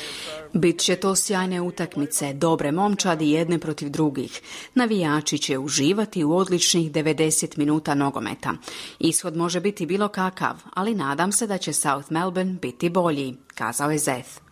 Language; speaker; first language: Croatian; native; Croatian